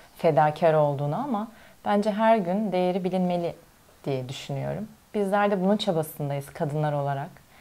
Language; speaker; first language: Turkish; native; Turkish